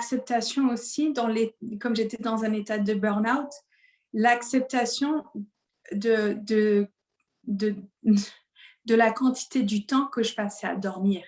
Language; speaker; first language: French; native; French